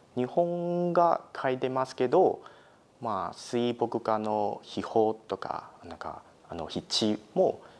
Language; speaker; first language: Japanese; non-native, fluent; Chinese